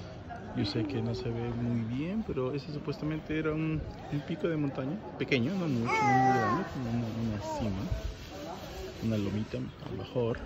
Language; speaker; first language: Spanish; early bilingual, heritage; Spanish